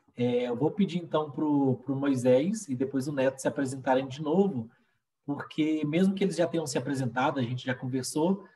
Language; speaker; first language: Portuguese; native; Portuguese